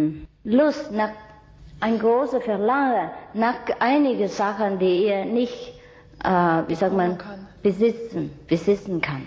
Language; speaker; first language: German; non-native, learner; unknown